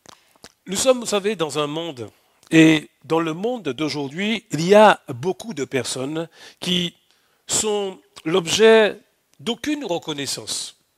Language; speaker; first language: French; native; French